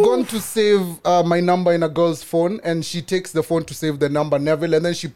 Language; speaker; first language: English; non-native, local second language; Swahili